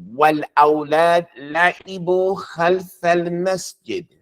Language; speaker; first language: Arabic; non-native, fluent; English